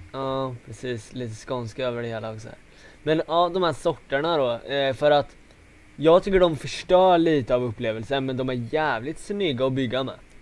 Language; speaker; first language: Swedish; native; Swedish